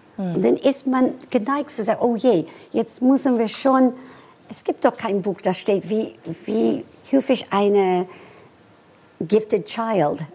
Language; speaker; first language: German; non-native, fluent; English